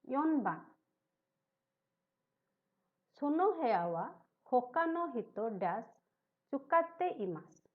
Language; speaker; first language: Japanese; non-native, fluent; Hindi